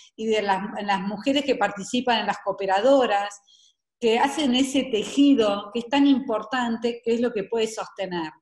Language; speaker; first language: Spanish; native; Spanish